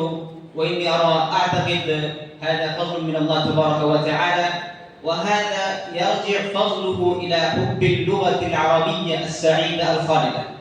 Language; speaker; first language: Arabic; non-native, fluent; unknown